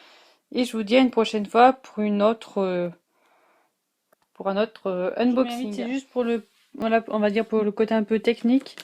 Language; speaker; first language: French; native; French